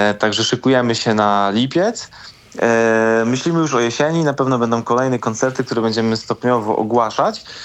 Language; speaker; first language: Polish; native; Polish